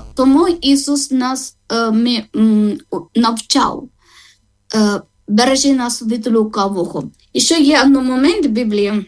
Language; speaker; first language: Ukrainian; non-native, learner; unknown